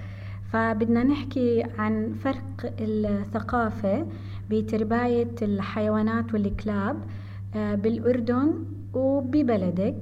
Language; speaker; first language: Arabic; native; Arabic